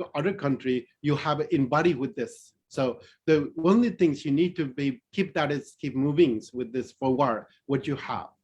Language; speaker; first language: English; non-native, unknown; Newari